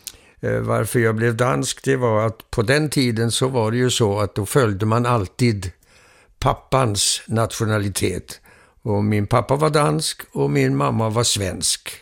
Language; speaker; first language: Swedish; early bilingual, heritage; Swedish